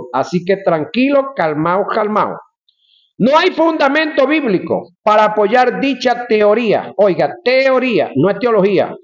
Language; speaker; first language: Spanish; native; Spanish